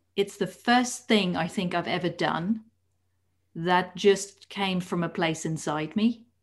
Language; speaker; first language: English; non-native, fluent; Dutch